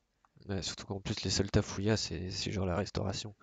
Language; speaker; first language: French; native; French